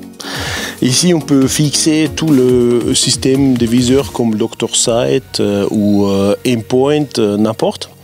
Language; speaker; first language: French; non-native, fluent; German